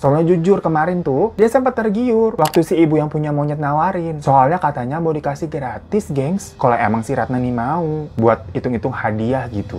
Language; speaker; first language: Indonesian; native; Indonesian